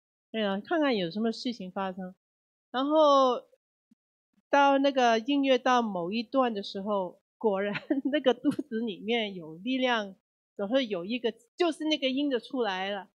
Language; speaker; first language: Chinese; non-native, fluent; Cantonese